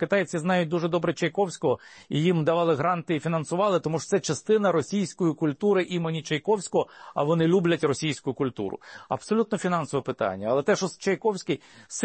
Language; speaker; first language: Ukrainian; native; Ukrainian